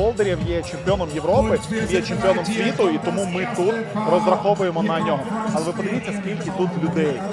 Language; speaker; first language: Ukrainian; native; Ukrainian